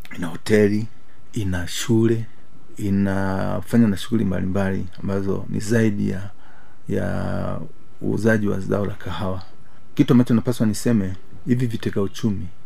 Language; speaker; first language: Swahili; native; Swahili